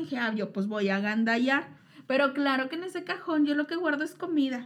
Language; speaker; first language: Spanish; native; Spanish